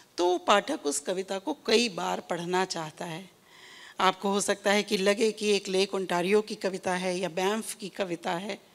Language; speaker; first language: Hindi; native; Hindi